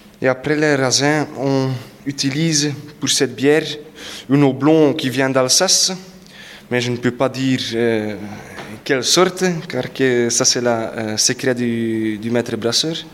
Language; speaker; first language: French; non-native, local second language; Dutch